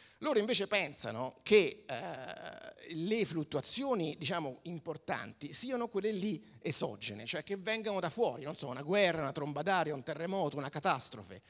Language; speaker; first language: Italian; native; Italian